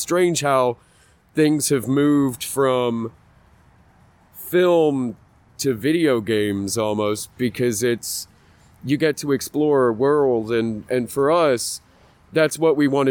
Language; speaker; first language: English; native; English